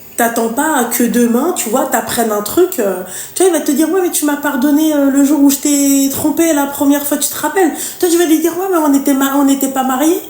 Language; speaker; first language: French; native; French